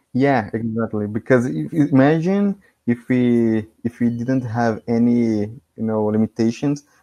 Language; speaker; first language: English; non-native, fluent; Portuguese